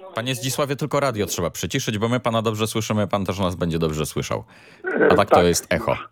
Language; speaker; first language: Polish; native; Polish